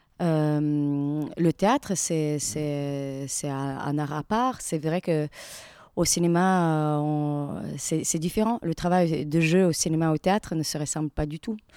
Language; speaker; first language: French; non-native, fluent; Russian